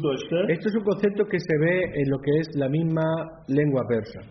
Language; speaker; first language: Spanish; native; Spanish